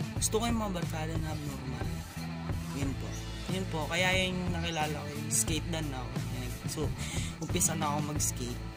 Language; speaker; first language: Filipino; native; Filipino